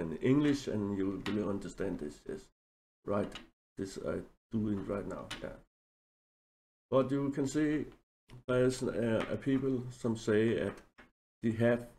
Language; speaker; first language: English; non-native, learner; Danish